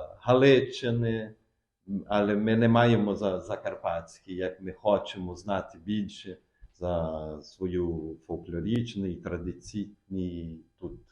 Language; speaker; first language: Ukrainian; early bilingual, heritage; Portuguese